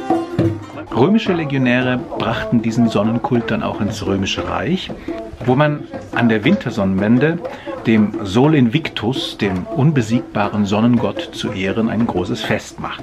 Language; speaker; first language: German; native; German